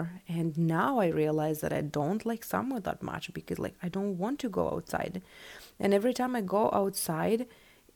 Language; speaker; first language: English; non-native, fluent; Russian